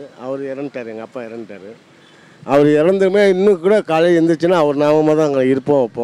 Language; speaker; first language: Tamil; native; Tamil